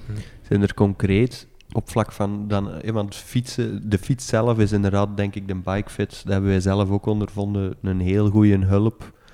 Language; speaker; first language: Dutch; native; Dutch